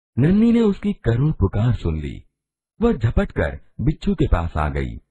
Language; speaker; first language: Hindi; non-native, local second language; Gujarati